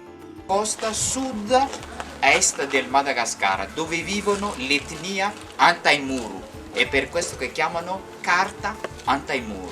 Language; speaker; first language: Italian; non-native, fluent; Malagasy